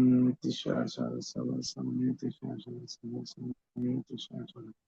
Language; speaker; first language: Arabic; non-native, learner; Bangla